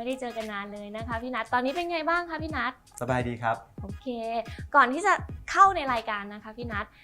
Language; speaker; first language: Thai; native; Thai